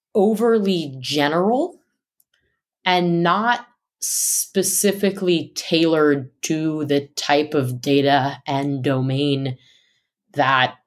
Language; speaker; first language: English; native; English